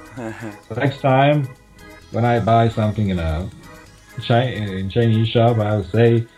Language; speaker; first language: English; non-native, fluent; Croatian